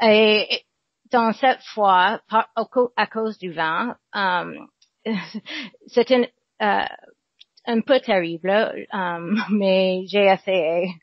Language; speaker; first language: French; non-native, learner; English